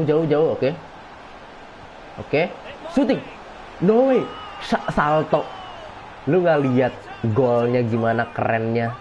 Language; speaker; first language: Indonesian; native; Indonesian